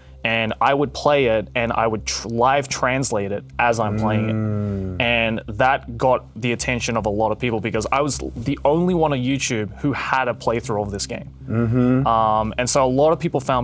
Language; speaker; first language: English; non-native, local second language; Japanese